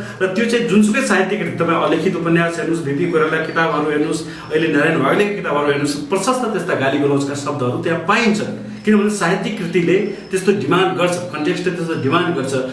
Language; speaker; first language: Nepali; non-native, local second language; Maithili